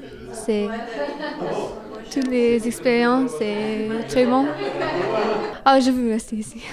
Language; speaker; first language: French; non-native, learner; English